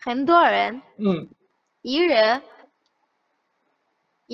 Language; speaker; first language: Chinese; non-native, learner; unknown